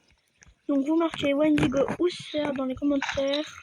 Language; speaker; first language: French; native; French